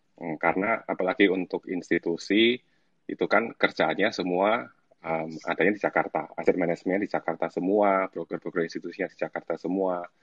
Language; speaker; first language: Indonesian; native; Indonesian